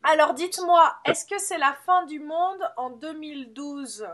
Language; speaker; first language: French; native; French